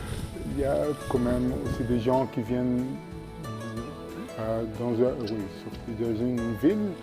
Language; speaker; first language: French; non-native, learner; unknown